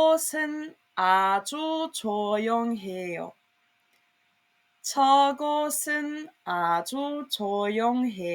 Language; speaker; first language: Korean; non-native, fluent; Serbian